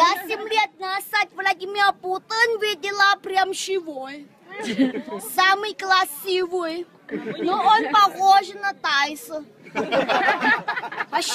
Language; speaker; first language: Russian; non-native, learner; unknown